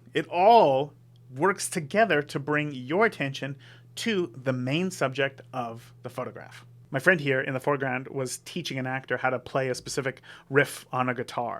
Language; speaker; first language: English; native; English